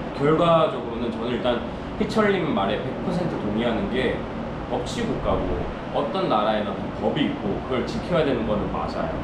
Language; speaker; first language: Korean; early bilingual, other home language; Urdu